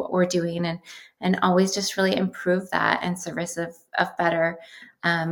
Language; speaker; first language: English; native; English